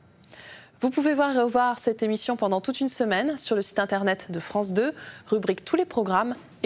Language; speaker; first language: French; native; French